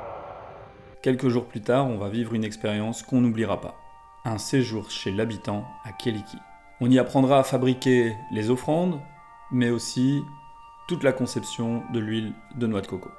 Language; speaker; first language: French; native; French